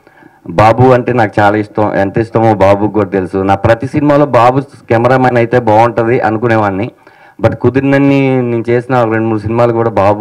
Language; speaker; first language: Telugu; native; Telugu